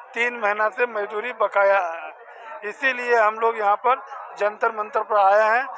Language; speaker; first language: Hindi; native; Hindi